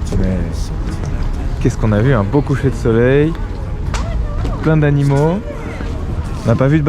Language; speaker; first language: French; native; French